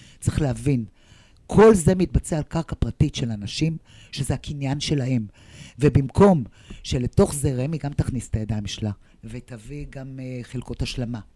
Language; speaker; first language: Hebrew; native; Hebrew